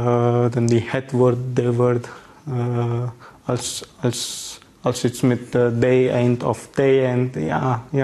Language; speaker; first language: Dutch; non-native, learner; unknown